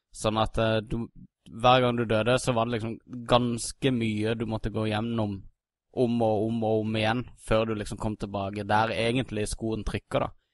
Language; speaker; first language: Norwegian; native; Norwegian